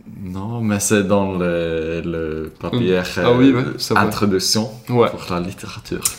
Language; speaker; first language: French; non-native, learner; Swedish